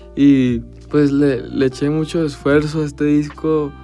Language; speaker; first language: Spanish; early bilingual, heritage; Spanish